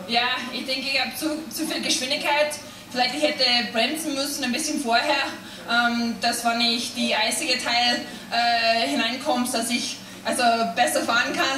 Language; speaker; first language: German; non-native, fluent; English